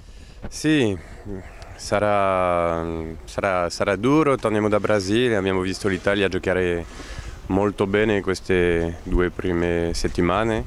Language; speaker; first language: Italian; non-native, fluent; Polish